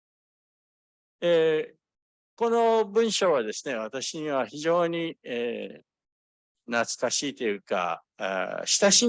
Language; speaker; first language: Japanese; early bilingual, other home language; English